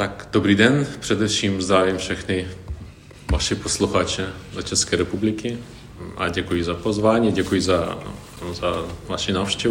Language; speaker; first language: Czech; non-native, fluent; Ukrainian